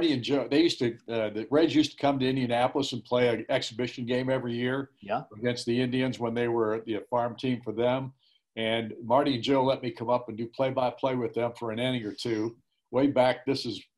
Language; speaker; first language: English; native; English